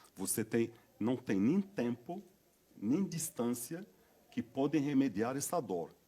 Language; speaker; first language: Portuguese; non-native, fluent; Berber languages